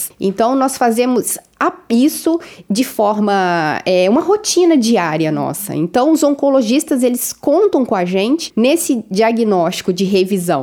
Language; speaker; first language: Portuguese; native; Portuguese